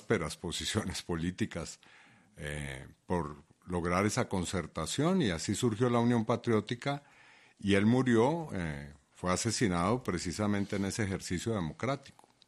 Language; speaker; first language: Spanish; native; Spanish